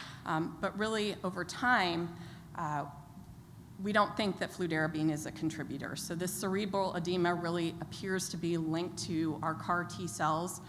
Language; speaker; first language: English; native; English